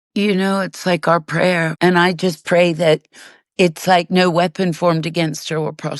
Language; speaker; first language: English; native; English